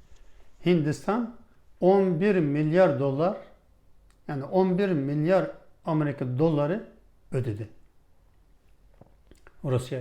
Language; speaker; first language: Turkish; non-native, fluent; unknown